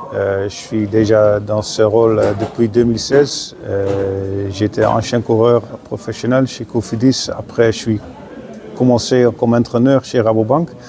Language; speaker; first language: French; non-native, fluent; Dutch